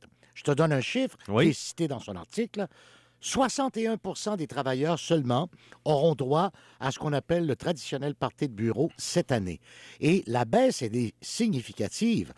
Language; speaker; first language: French; native; French